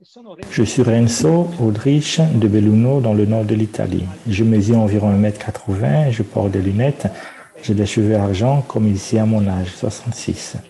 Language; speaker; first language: French; non-native, fluent; Italian